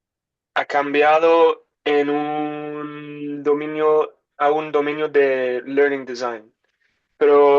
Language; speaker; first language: Spanish; non-native, learner; English